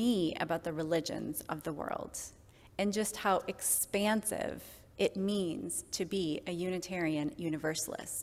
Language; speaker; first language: English; native; English